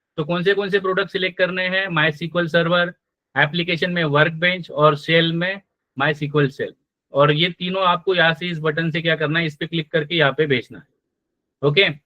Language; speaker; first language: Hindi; non-native, local second language; Marathi